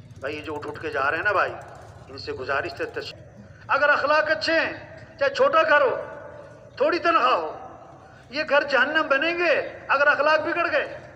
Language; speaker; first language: Urdu; non-native, local second language; Pashto